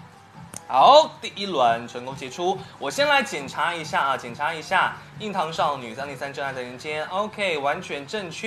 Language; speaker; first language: Chinese; native; Chinese